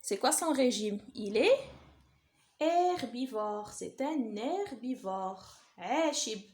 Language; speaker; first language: French; non-native, local second language; Arabic